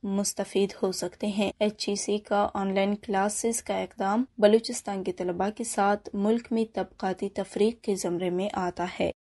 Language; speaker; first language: Urdu; non-native, local second language; Baluchi